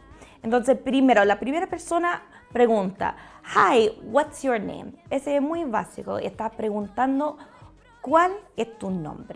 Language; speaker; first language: Spanish; non-native, fluent; English